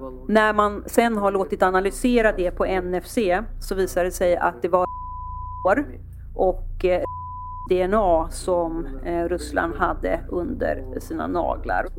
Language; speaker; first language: Swedish; native; Swedish